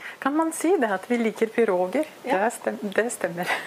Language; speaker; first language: Norwegian; non-native, learner; Russian